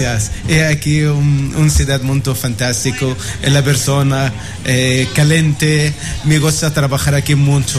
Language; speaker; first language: Spanish; non-native, learner; Arabic